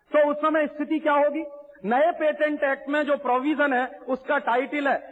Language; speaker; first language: Hindi; native; Hindi